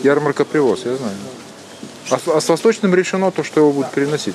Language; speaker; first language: Russian; native; Russian